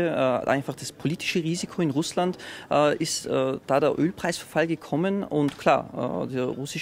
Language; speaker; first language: German; native; German